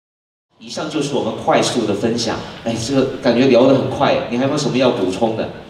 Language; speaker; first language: Chinese; native; Chinese